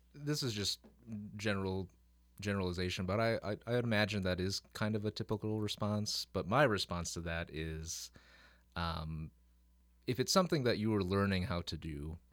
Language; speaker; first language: English; early bilingual, other home language; Filipino